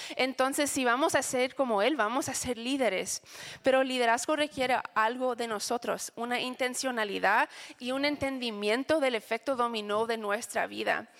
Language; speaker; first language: Spanish; non-native, fluent; English